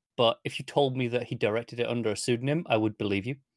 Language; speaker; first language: English; native; English